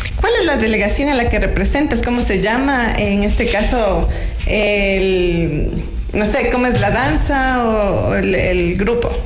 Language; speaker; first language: Spanish; native; Spanish